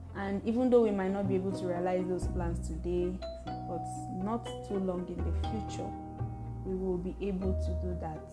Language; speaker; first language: English; non-native, local second language; Igbo